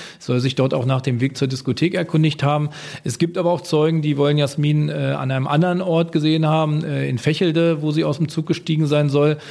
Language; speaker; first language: German; native; German